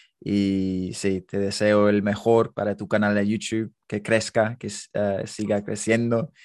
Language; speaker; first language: Spanish; non-native, fluent; English